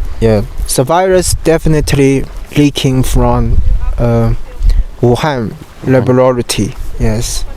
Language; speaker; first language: English; non-native, learner; Chinese